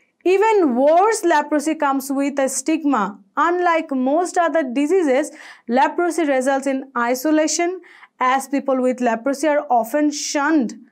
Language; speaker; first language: English; non-native, local second language; Bangla